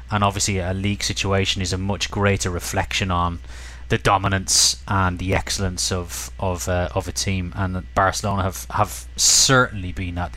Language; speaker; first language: English; native; English